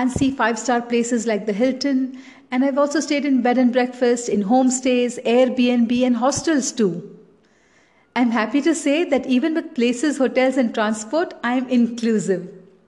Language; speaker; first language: English; non-native, local second language; Tamil